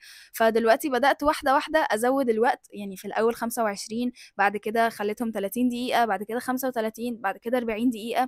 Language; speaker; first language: Arabic; native; Arabic